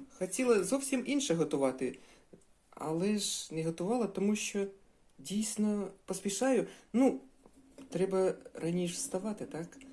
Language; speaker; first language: Ukrainian; non-native, local second language; Russian